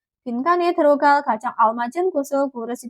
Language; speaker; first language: Korean; non-native, fluent; Indonesian